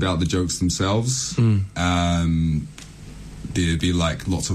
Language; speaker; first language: English; native; English